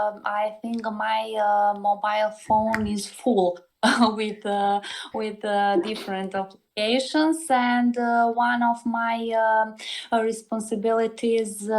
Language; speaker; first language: English; non-native, learner; Serbian